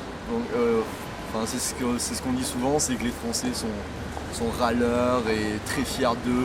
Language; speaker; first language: French; native; French